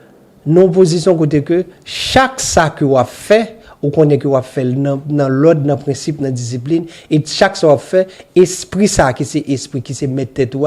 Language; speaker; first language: Haitian Creole; native; Haitian Creole